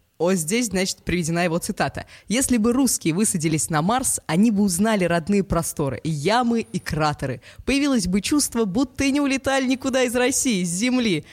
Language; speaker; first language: Russian; native; Russian